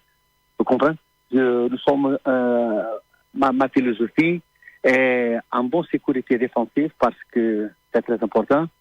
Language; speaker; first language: French; non-native, learner; Portuguese